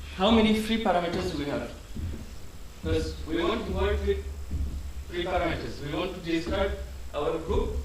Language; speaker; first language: English; non-native, fluent; French